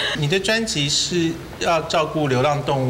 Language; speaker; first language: Chinese; native; Chinese